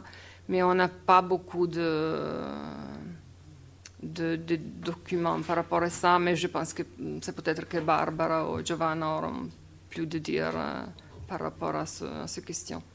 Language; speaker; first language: French; non-native, fluent; Italian